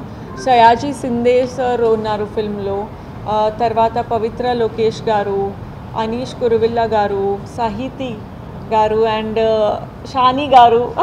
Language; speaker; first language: Telugu; non-native, fluent; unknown